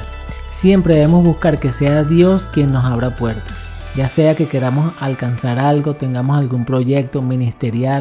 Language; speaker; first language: Spanish; native; Spanish